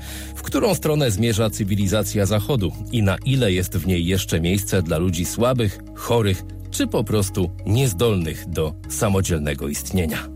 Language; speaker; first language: Polish; native; Polish